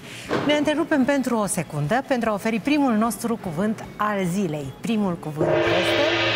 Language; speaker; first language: Romanian; native; Romanian